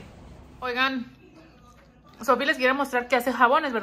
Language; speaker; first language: Spanish; native; Spanish